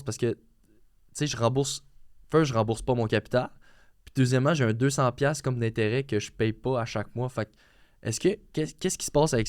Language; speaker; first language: French; native; French